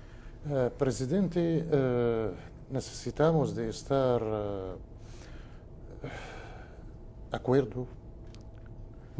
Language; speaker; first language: Portuguese; non-native, fluent; Spanish